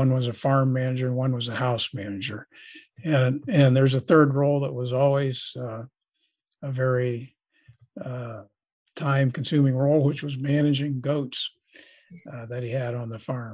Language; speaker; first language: English; native; English